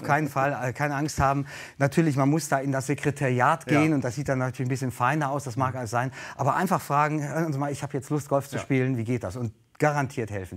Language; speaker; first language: German; native; German